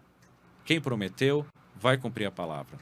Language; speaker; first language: Portuguese; native; Portuguese